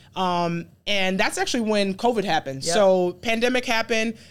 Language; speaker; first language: English; early bilingual, other home language; Akan